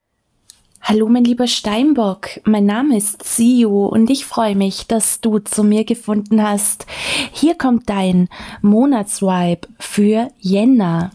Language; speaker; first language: German; native; German